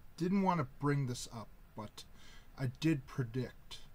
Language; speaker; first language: English; native; English